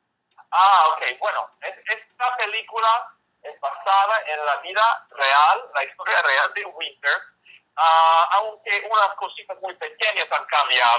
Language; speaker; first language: Spanish; non-native, fluent; English